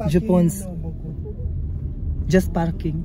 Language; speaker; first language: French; non-native, learner; Filipino